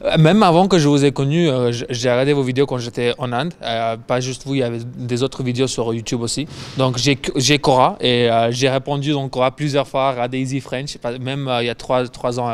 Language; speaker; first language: French; non-native, fluent; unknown